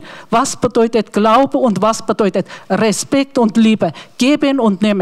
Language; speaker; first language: German; non-native, learner; Armenian